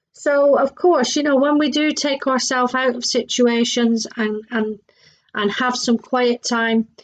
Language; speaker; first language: English; native; English